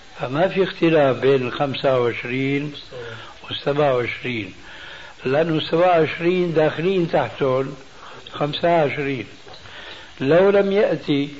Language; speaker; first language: Arabic; early bilingual, other home language; Albanian